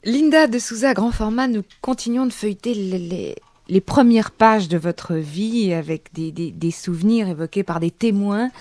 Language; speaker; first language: French; native; French